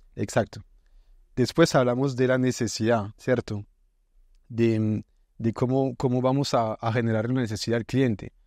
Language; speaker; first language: Spanish; non-native, fluent; French